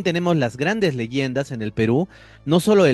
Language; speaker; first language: Spanish; native; Spanish